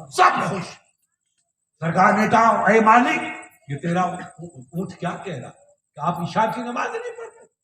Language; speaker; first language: Urdu; non-native, local second language; Sindhi